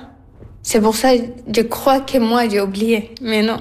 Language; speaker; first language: French; non-native, learner; Arabic